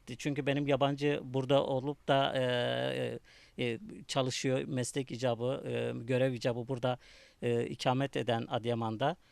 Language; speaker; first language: Turkish; native; Turkish